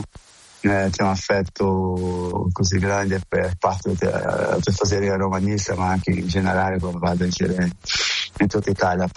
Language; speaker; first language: Italian; non-native, fluent; Portuguese